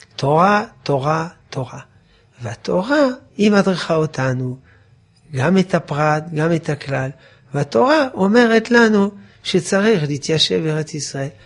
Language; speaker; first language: Hebrew; non-native, fluent; French